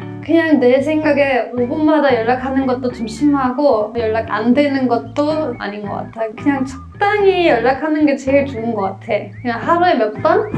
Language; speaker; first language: Korean; non-native, fluent; German